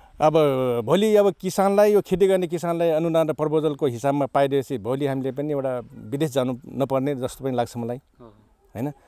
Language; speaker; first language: Nepali; non-native, local second language; Rana Tharu